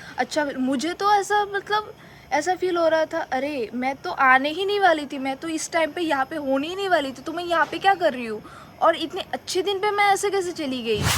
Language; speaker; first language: Hindi; non-native, local second language; Bangla